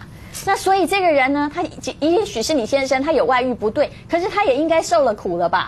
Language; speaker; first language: Chinese; native; Chinese